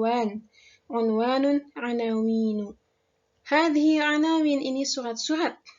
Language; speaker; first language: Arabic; non-native, fluent; Indonesian